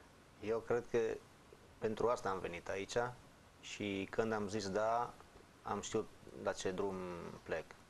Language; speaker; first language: Romanian; non-native, fluent; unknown